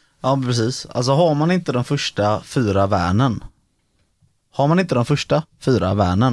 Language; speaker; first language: Swedish; native; Swedish